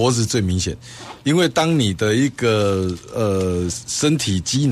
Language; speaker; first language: Chinese; native; Chinese